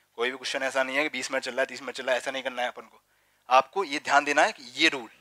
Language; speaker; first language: Hindi; native; Hindi